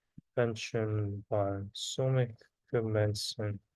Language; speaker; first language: Dutch; non-native, learner; Korean